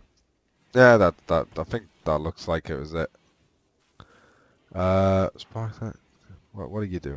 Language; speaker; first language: English; native; English